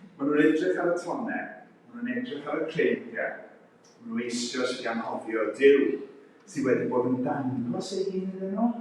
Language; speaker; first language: Welsh; native; Welsh